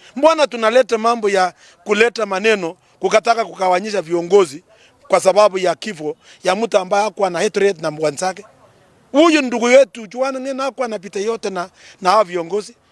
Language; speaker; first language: Swahili; non-native, local second language; Kalenjin